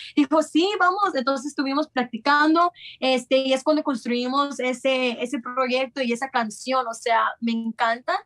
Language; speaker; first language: Spanish; early bilingual, heritage; Spanish